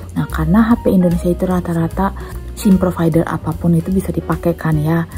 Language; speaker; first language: Indonesian; native; Indonesian